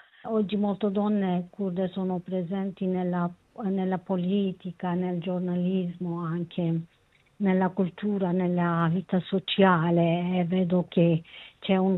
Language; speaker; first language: Italian; non-native, learner; Kurdish